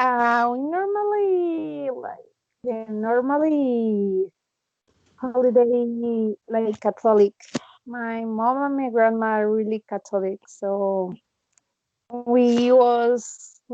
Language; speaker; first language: English; non-native, learner; Spanish